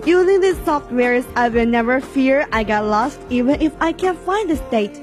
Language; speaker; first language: English; non-native, learner; Chinese